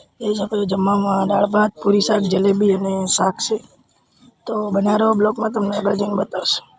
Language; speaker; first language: Gujarati; non-native, local second language; Bhili